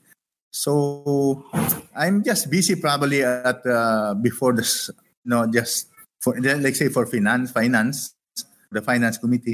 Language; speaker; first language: English; non-native, local second language; Hiligaynon